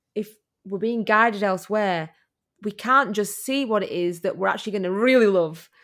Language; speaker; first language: English; native; English